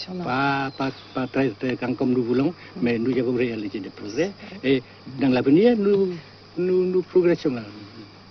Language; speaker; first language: French; non-native, fluent; Vietnamese